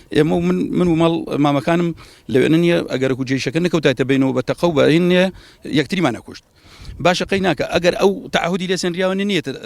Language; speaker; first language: Central Kurdish; native; Central Kurdish